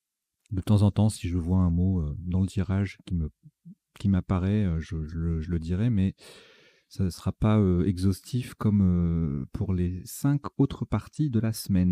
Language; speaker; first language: French; native; French